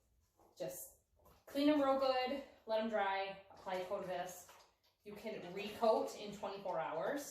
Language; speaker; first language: English; native; English